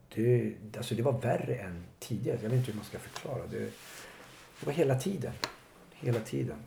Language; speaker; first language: Swedish; native; Swedish